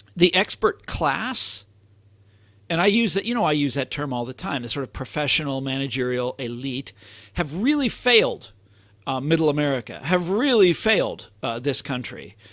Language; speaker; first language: English; native; English